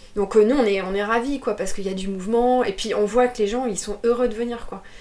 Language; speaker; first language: French; native; French